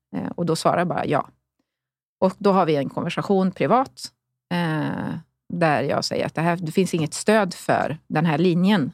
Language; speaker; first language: Swedish; early bilingual, other home language; Spanish